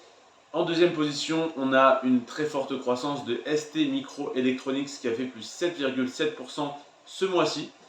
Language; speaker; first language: French; native; French